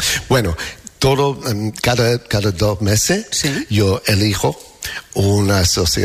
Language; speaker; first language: Spanish; non-native, fluent; English